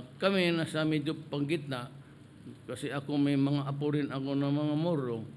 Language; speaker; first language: Filipino; non-native, local second language; Cebuano